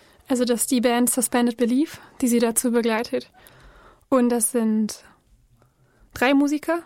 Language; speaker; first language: German; native; German